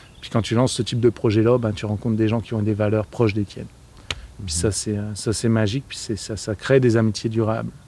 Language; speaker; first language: French; native; French